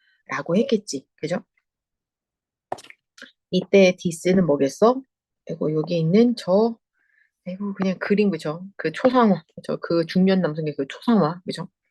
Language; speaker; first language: Korean; native; Korean